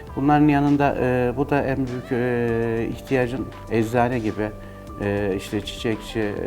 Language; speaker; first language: Turkish; native; Turkish